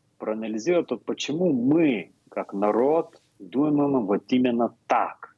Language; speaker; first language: Russian; non-native, fluent; Lithuanian